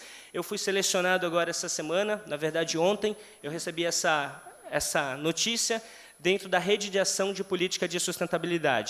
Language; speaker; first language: Portuguese; native; Portuguese